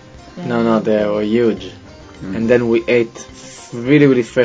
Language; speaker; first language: English; non-native, fluent; Hebrew